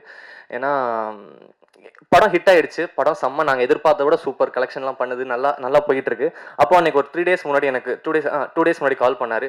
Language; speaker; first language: Tamil; native; Tamil